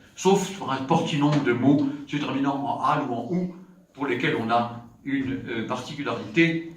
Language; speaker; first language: French; native; French